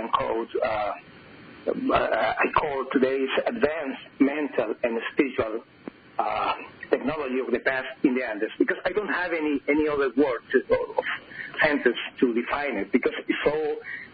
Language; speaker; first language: English; non-native, fluent; Spanish